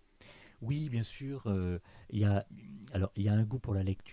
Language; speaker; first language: French; native; French